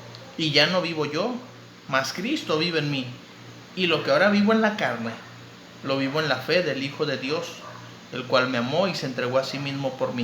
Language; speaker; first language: Spanish; native; Spanish